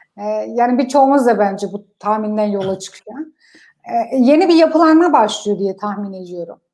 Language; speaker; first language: Turkish; non-native, fluent; Kurdish